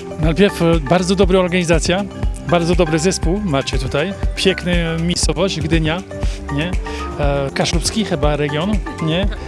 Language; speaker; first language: Polish; non-native, learner; French